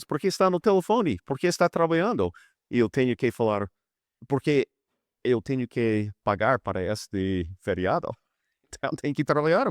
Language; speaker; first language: Portuguese; non-native, fluent; English